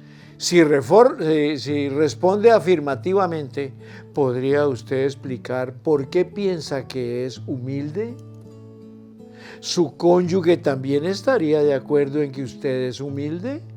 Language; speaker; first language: Spanish; native; Spanish